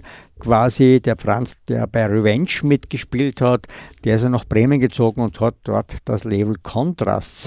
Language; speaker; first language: German; native; German